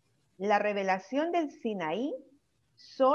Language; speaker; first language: Spanish; native; Spanish